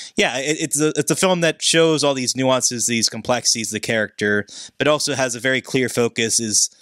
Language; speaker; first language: English; native; English